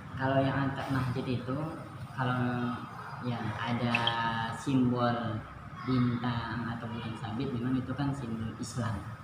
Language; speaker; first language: Indonesian; native; Indonesian